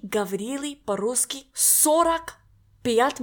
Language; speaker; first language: Russian; non-native, learner; English